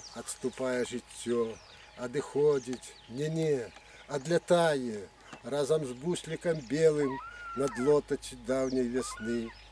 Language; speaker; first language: Belarusian; native; Belarusian